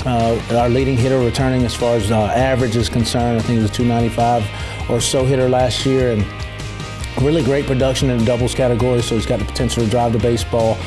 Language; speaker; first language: English; native; English